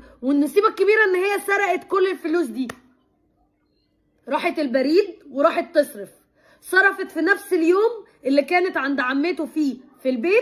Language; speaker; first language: Arabic; native; Arabic